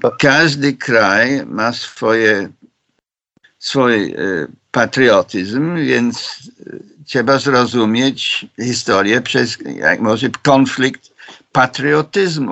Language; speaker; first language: Polish; non-native, fluent; English